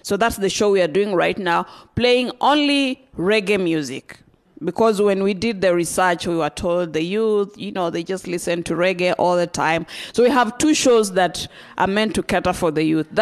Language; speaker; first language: English; non-native, local second language; Luyia